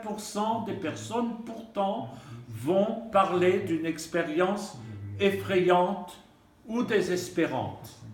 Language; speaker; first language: French; native; French